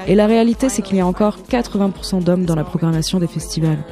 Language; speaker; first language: French; non-native, fluent; English